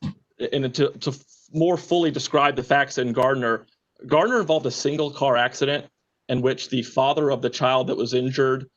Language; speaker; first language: English; native; English